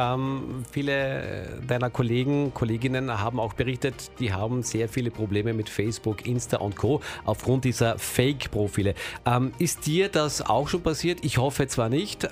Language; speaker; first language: German; native; German